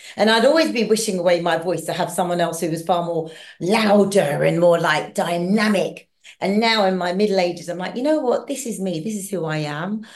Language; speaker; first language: English; native; English